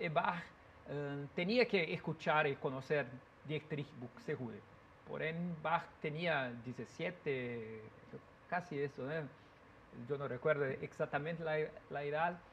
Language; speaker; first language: Spanish; non-native, learner; Portuguese